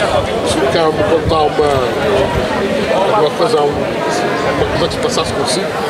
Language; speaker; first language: Portuguese; native; Portuguese